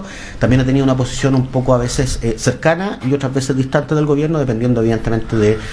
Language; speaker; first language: Spanish; native; Spanish